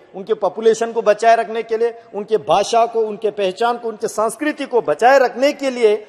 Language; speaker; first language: Hindi; native; Hindi